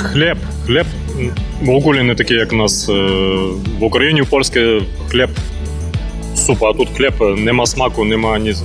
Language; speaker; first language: Polish; non-native, learner; Ukrainian